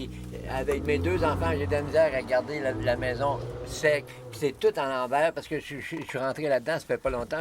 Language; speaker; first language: French; native; French